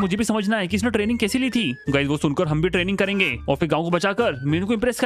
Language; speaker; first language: Hindi; native; Hindi